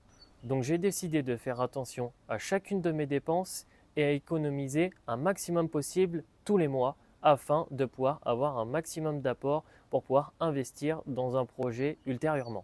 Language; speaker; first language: French; native; French